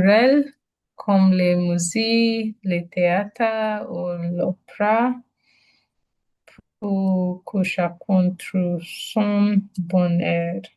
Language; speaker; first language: French; non-native, learner; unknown